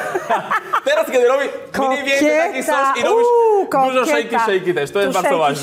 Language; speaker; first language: Polish; non-native, learner; Spanish